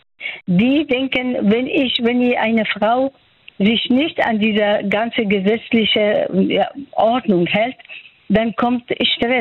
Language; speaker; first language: German; non-native, fluent; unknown